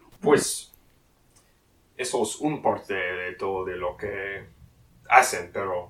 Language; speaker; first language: Spanish; non-native, learner; English